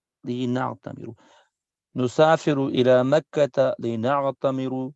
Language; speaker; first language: Arabic; non-native, learner; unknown